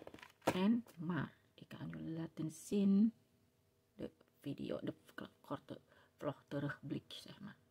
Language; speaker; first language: Dutch; non-native, learner; Indonesian